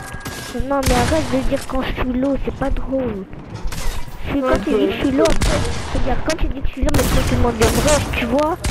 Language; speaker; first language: French; native; French